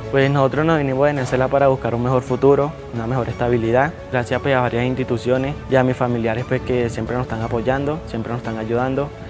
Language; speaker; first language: Spanish; native; Spanish